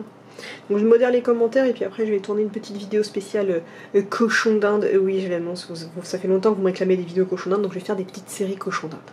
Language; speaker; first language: French; native; French